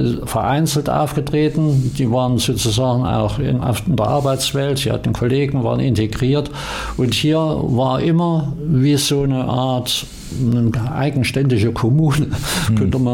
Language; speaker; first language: German; native; German